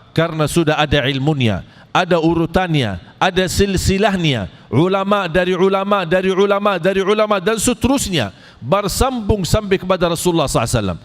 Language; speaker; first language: Malay; non-native, fluent; Arabic